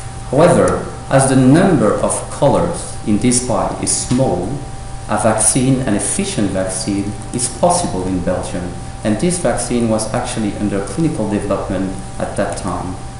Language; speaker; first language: English; non-native, fluent; French